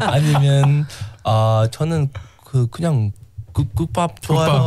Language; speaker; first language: Korean; non-native, learner; English